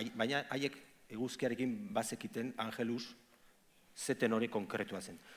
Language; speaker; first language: Basque; non-native, local second language; Spanish